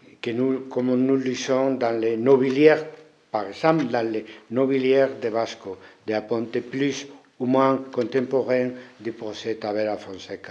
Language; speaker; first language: French; non-native, fluent; Spanish